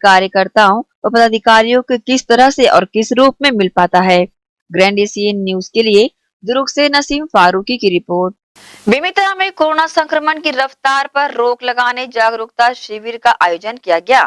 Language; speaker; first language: Hindi; native; Hindi